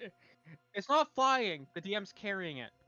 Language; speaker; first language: English; native; English